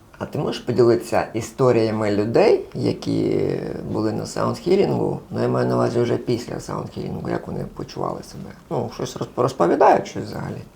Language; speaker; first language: Ukrainian; non-native, local second language; Russian